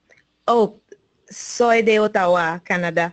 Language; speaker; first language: Spanish; non-native, learner; English